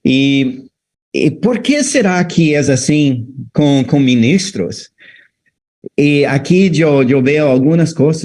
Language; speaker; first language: Spanish; non-native, fluent; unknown